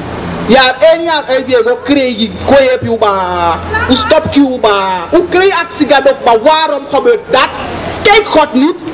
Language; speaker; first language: Dutch; non-native, local second language; Sranan Tongo